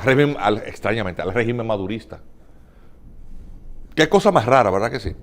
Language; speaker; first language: Spanish; native; Spanish